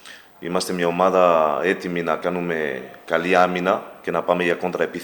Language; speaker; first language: Greek; non-native, learner; Spanish